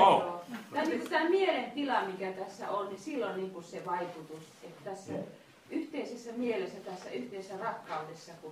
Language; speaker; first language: Finnish; native; Finnish